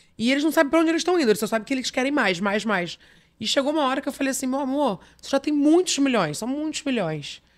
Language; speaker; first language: Portuguese; native; Portuguese